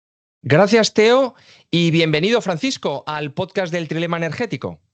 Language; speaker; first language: Spanish; native; Spanish